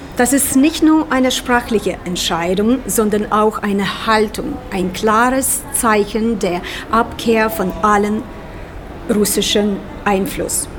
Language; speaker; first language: German; non-native, fluent; Ukrainian